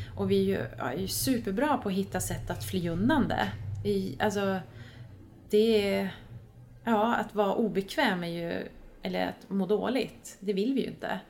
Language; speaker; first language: Swedish; native; Swedish